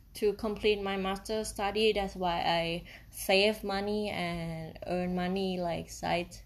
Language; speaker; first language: English; non-native, fluent; Thai